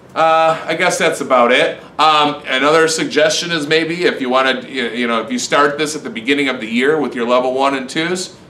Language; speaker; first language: English; native; English